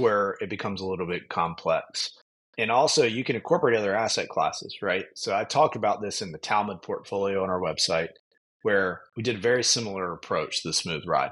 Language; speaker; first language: English; native; English